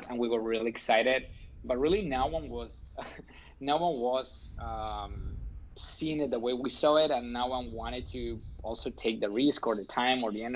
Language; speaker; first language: English; non-native, fluent; Spanish